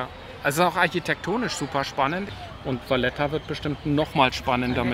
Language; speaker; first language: German; native; German